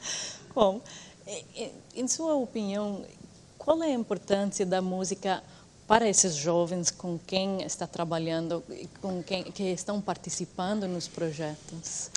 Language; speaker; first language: Portuguese; non-native, fluent; English